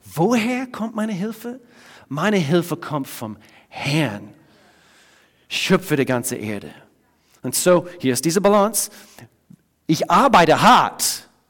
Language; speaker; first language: German; non-native, fluent; English